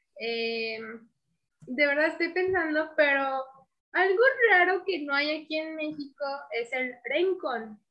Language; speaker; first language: Spanish; native; Spanish